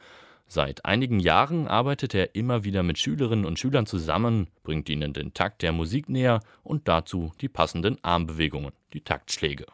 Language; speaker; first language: German; native; German